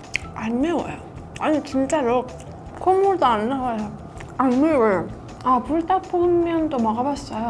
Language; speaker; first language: Korean; non-native, fluent; Persian